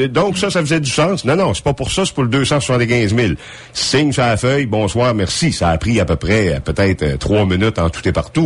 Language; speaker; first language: French; native; French